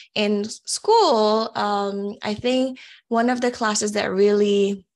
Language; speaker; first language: English; early bilingual, other home language; Indonesian